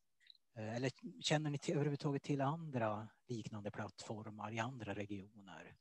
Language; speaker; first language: Swedish; native; Swedish